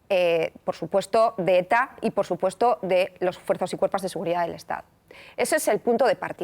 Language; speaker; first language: Spanish; native; Spanish